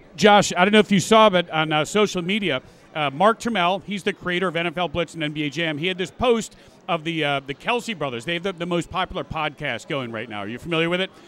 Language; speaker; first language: English; native; English